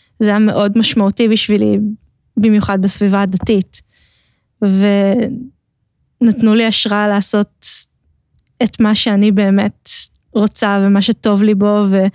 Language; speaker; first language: Hebrew; native; Hebrew